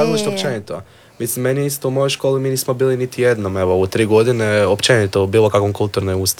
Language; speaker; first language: Serbian; native; Serbian